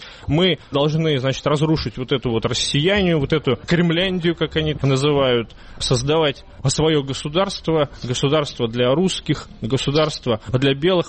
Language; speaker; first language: Russian; native; Russian